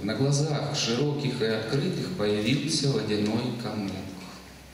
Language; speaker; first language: Russian; native; Russian